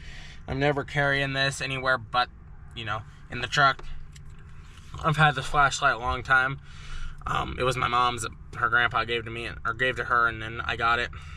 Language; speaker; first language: English; native; English